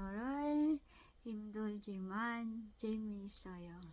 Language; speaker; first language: Korean; non-native, learner; Filipino